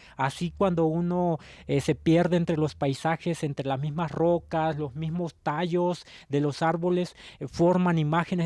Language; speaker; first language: Spanish; non-native, local second language; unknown